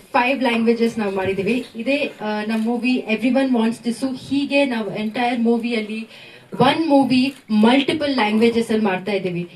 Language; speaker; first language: Kannada; non-native, local second language; Tamil